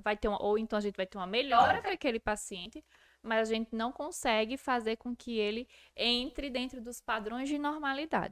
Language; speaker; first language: Portuguese; native; Portuguese